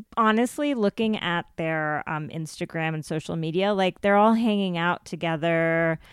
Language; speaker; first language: English; native; English